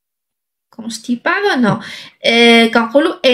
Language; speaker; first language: Spanish; non-native, fluent; Arabic